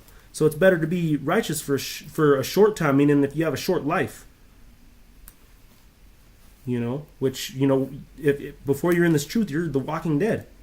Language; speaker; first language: English; native; English